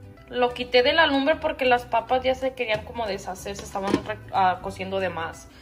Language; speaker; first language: Spanish; early bilingual, heritage; Spanish